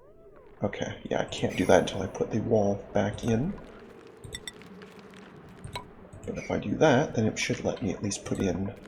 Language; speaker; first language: English; native; English